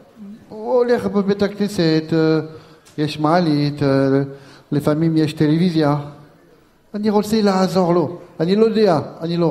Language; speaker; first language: Hebrew; non-native, learner; French